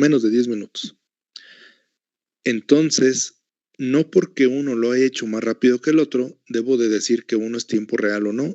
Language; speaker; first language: Spanish; native; Spanish